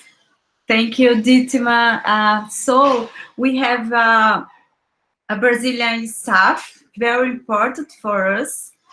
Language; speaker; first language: English; non-native, learner; Portuguese